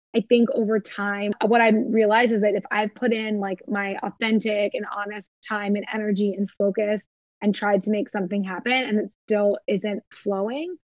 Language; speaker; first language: English; native; English